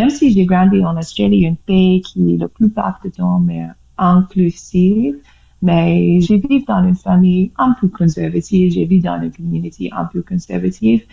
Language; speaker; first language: French; non-native, learner; English